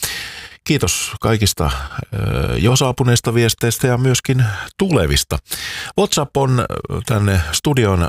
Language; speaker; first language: Finnish; native; Finnish